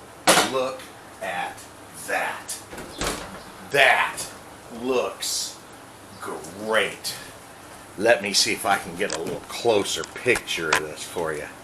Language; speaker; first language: English; native; English